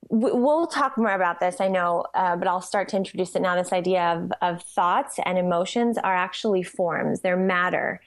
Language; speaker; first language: English; native; English